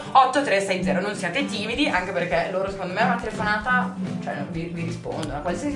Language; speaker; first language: Italian; native; Italian